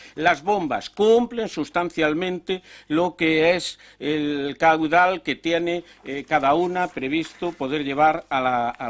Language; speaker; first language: Spanish; non-native, local second language; Galician